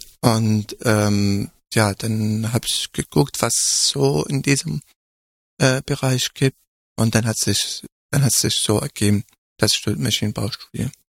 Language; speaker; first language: German; non-native, fluent; Arabic